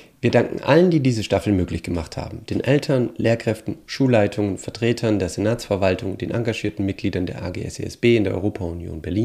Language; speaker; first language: German; native; German